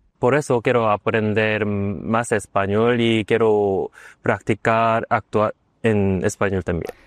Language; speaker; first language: Spanish; non-native, learner; Korean